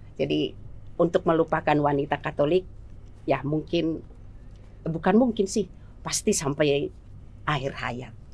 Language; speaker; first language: Indonesian; non-native, local second language; Batak Toba